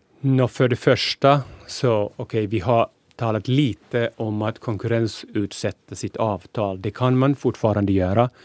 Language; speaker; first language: Swedish; non-native, local second language; Finnish